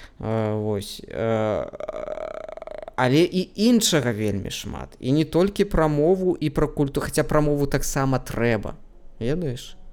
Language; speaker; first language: Belarusian; non-native, local second language; Russian